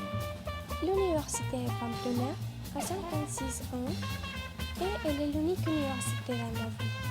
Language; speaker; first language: French; non-native, learner; Spanish